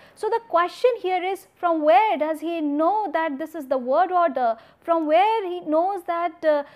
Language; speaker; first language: English; non-native, local second language; Hindi